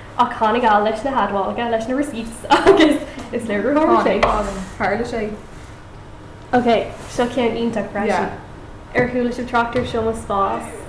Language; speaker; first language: Irish; non-native, local second language; English